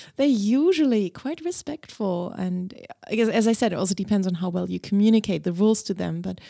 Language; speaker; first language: English; non-native, fluent; German